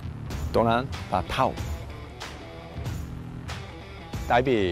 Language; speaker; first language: Vietnamese; non-native, learner; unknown